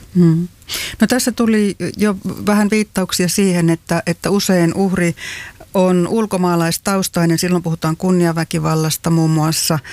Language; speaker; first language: Finnish; native; Finnish